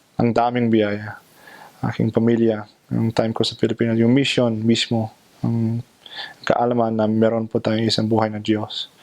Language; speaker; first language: Filipino; non-native, fluent; English